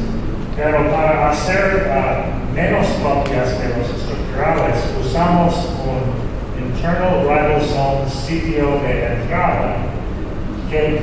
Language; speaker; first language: Spanish; non-native, fluent; English